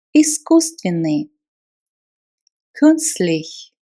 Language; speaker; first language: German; non-native, fluent; Russian